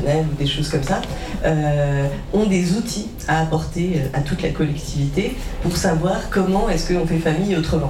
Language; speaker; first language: French; native; French